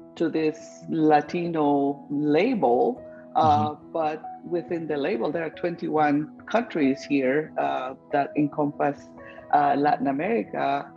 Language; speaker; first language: English; non-native, fluent; Spanish